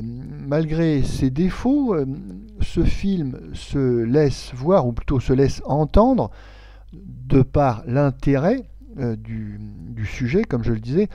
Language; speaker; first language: French; native; French